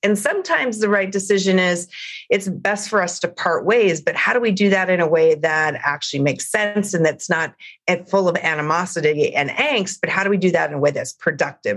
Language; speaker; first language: English; native; English